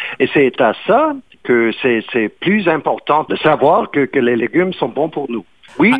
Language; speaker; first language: French; non-native, fluent; English